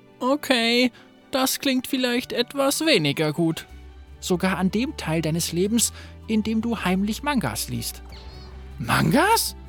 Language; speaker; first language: German; native; German